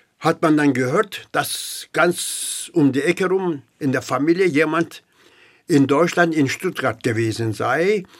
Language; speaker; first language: German; non-native, fluent; Turkish